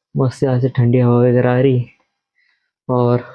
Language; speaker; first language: Hindi; non-native, local second language; Marathi